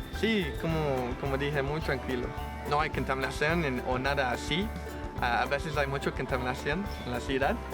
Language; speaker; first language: Spanish; non-native, learner; English